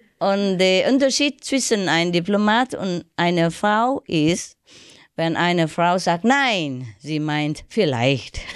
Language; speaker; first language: German; non-native, learner; Vietnamese